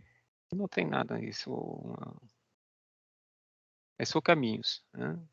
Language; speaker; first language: Portuguese; non-native, fluent; French